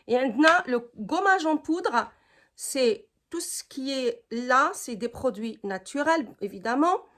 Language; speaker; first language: French; non-native, local second language; Arabic